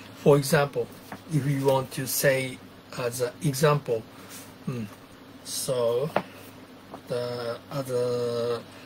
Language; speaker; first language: English; non-native, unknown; Japanese